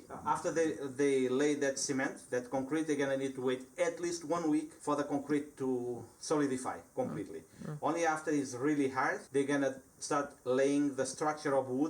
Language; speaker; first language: English; non-native, fluent; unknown